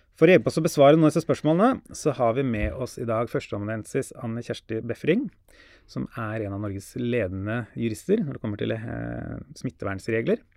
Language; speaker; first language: Norwegian; native; Norwegian